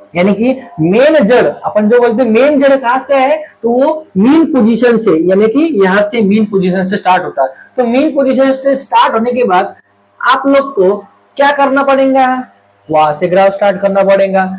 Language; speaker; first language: Hindi; non-native, local second language; Marathi